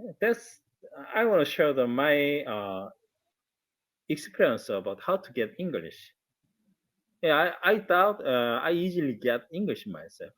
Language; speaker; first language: English; non-native, learner; Korean